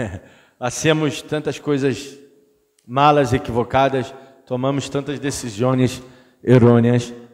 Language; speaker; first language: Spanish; non-native, fluent; Portuguese